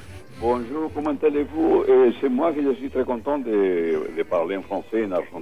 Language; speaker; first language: French; non-native, fluent; Spanish